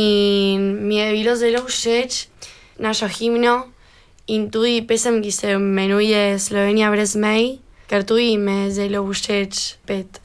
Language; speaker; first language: Slovenian; early bilingual, heritage; Spanish